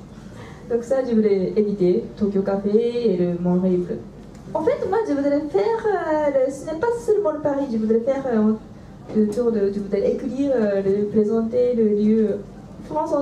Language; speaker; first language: French; non-native, fluent; Japanese